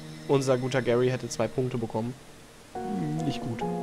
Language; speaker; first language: German; native; German